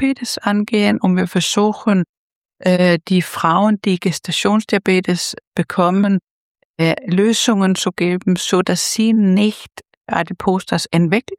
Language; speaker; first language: German; non-native, fluent; Danish